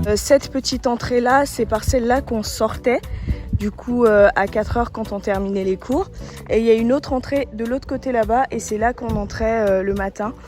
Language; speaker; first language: French; early bilingual, other home language; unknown